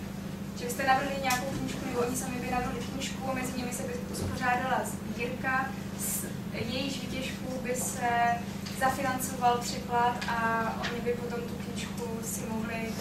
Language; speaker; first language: Czech; native; Czech